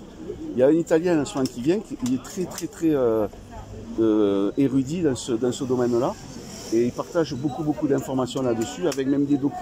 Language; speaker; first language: French; native; French